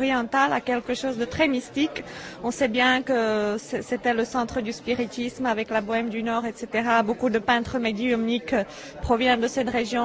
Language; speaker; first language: French; non-native, fluent; Czech